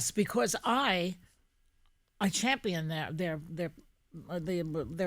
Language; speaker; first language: English; native; English